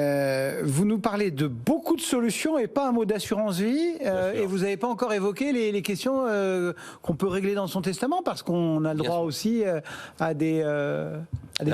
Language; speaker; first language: French; native; French